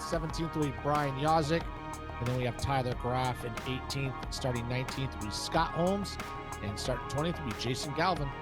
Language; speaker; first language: English; native; English